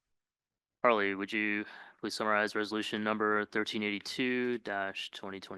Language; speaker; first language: English; native; English